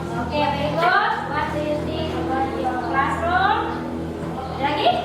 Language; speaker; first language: English; non-native, fluent; Indonesian